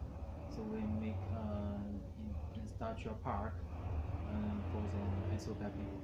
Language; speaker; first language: English; non-native, learner; Chinese